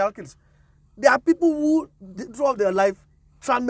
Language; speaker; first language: English; non-native, local second language; Yoruba